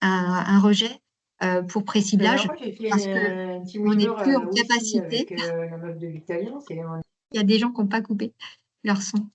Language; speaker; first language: French; native; French